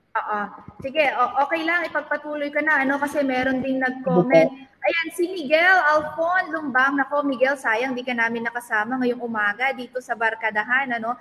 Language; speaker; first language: Filipino; non-native, local second language; Pampanga